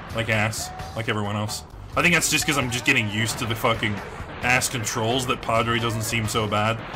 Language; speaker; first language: English; native; English